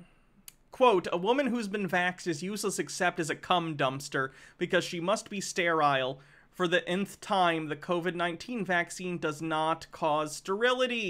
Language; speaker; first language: English; native; English